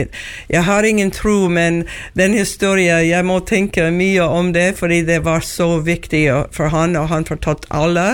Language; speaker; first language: Norwegian; non-native, learner; English